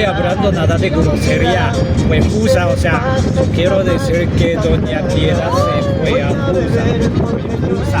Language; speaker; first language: Spanish; non-native, fluent; Japanese